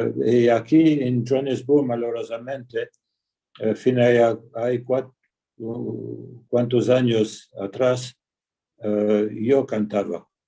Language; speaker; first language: Spanish; early bilingual, heritage; Ladino